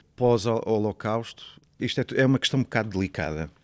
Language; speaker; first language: Portuguese; native; Portuguese